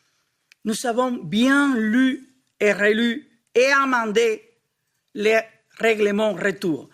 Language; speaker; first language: French; non-native, fluent; Spanish